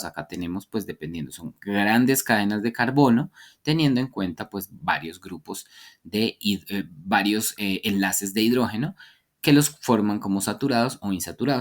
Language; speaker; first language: Spanish; native; Spanish